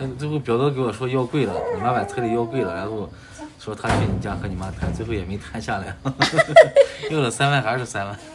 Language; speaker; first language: Chinese; native; Chinese